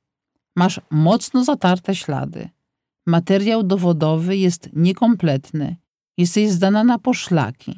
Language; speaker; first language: Polish; native; Polish